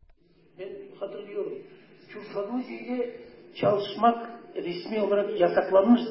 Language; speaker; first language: Turkish; non-native, fluent; Kazakh